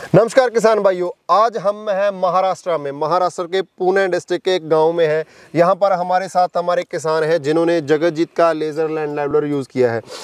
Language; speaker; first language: Hindi; non-native, local second language; Punjabi